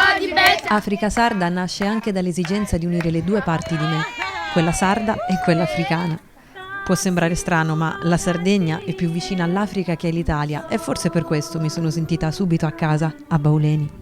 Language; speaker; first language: Italian; native; Italian